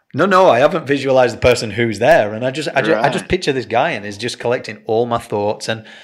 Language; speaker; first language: English; native; English